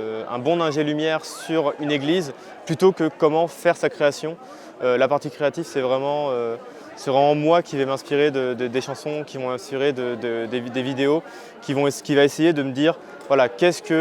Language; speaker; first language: French; native; French